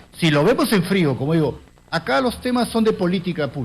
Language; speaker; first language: Spanish; native; Spanish